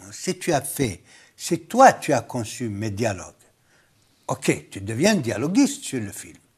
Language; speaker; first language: French; non-native, local second language; Kabyle